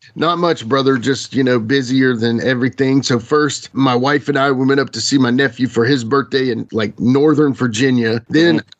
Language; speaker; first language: English; native; English